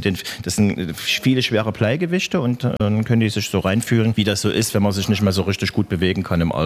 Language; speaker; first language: German; native; German